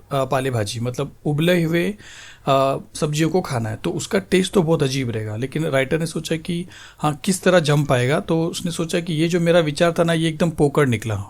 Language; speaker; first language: Hindi; non-native, local second language; Marathi